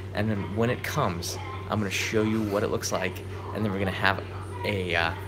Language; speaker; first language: English; native; English